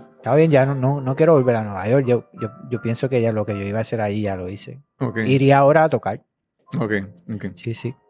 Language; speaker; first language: Spanish; native; Spanish